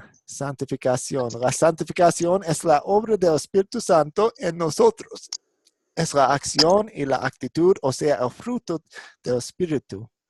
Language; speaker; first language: Spanish; non-native, fluent; English